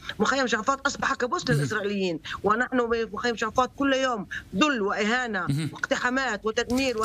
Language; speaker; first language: Arabic; native; Arabic